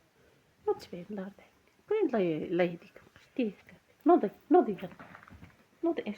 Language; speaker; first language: Arabic; native; Arabic